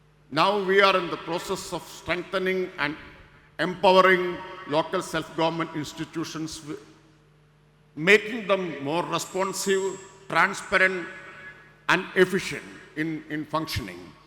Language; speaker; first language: English; non-native, local second language; Malayalam